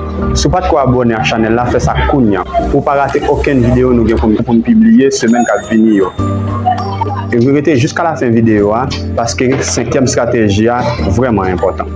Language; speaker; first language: French; non-native, local second language; Haitian Creole